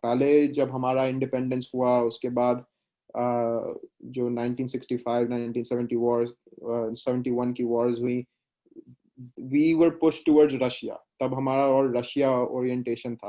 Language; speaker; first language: Hindi; native; Hindi